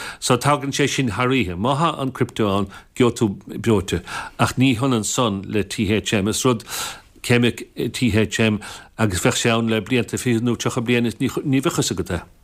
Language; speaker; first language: Irish; native; Irish